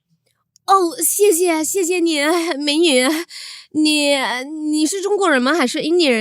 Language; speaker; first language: Chinese; non-native, learner; Indonesian